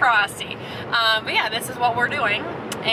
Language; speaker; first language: English; native; English